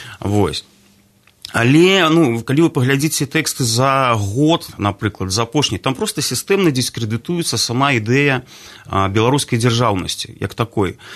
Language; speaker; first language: Belarusian; non-native, local second language; Russian